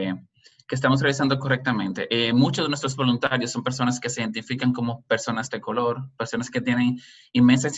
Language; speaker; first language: Spanish; native; Spanish